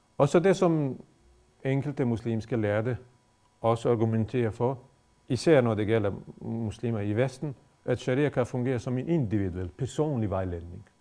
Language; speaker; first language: Danish; non-native, fluent; Bosnian